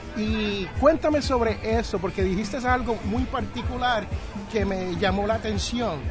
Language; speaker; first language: Spanish; early bilingual, heritage; Spanish